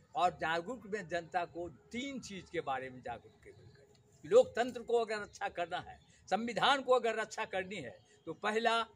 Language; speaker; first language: Hindi; native; Hindi